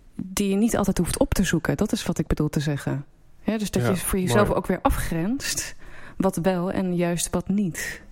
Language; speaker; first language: Dutch; native; Dutch